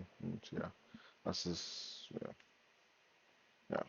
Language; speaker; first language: German; non-native, learner; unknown